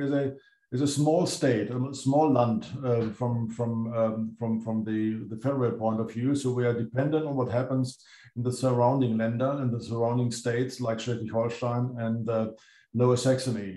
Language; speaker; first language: English; non-native, fluent; German